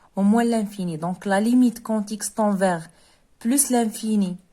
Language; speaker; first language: French; non-native, local second language; Arabic